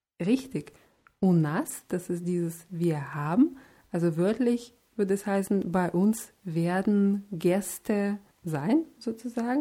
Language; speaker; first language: German; non-native, fluent; Russian